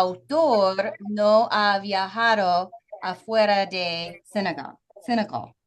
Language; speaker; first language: Spanish; non-native, fluent; English